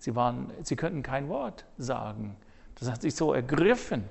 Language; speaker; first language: German; non-native, fluent; English